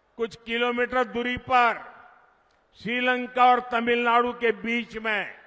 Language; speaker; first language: Hindi; non-native, local second language; Gujarati